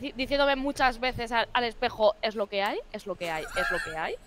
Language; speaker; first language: Spanish; native; Spanish